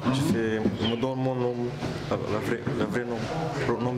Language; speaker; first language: French; non-native, fluent; Portuguese